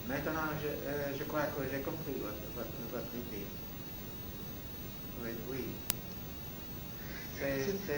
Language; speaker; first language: French; non-native, fluent; Russian